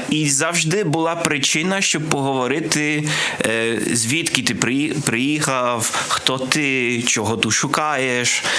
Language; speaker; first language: Ukrainian; non-native, learner; Polish